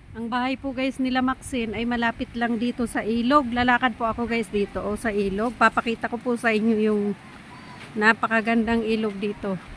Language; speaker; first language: Filipino; non-native, local second language; Bikol